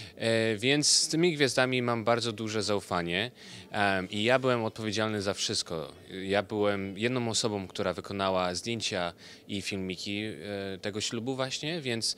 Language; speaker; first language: Polish; early bilingual, heritage; Polish